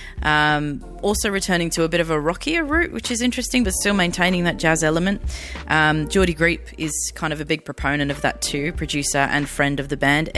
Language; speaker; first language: English; native; English